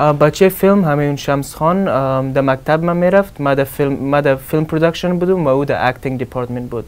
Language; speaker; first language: Persian; early bilingual, heritage; Persian